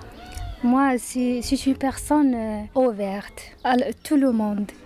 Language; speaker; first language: French; non-native, learner; Berber languages